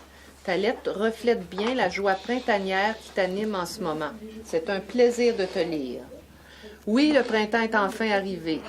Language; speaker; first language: French; native; French